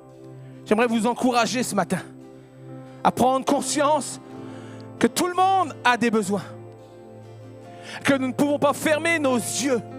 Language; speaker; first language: French; native; French